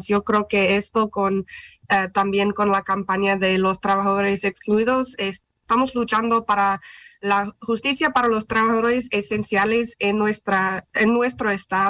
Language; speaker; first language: Spanish; non-native, fluent; English